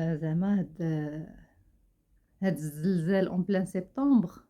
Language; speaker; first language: Arabic; native; Arabic